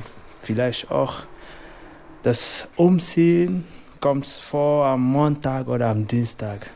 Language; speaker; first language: German; non-native, learner; French